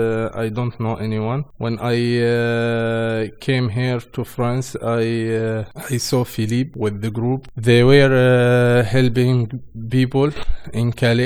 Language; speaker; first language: English; non-native, learner; Arabic